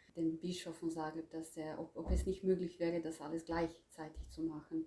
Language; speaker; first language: German; non-native, fluent; Croatian